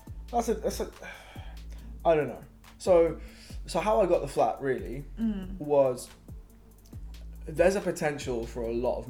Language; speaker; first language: English; native; English